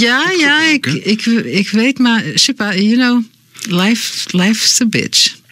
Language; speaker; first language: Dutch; non-native, learner; French